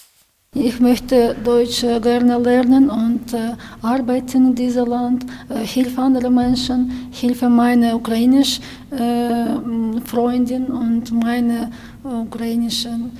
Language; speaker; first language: German; non-native, learner; Ukrainian